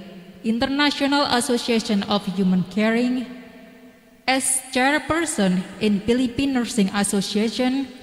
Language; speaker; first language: English; non-native, learner; Indonesian